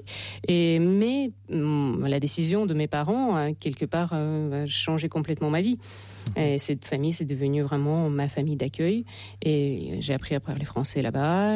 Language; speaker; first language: French; non-native, fluent; Russian